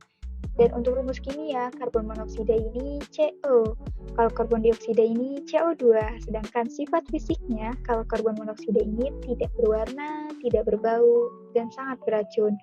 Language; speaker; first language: Indonesian; native; Indonesian